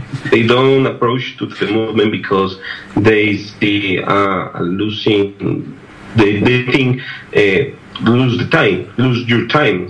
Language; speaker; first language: English; non-native, learner; Spanish